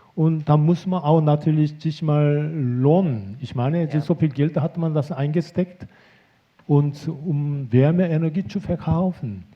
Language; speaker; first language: German; non-native, fluent; Korean